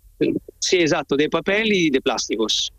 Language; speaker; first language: Spanish; non-native, learner; Italian